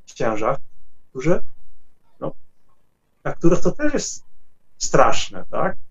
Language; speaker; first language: Polish; non-native, fluent; Dutch